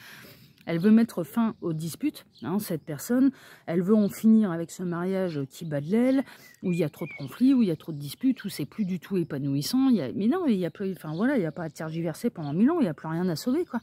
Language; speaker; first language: French; native; French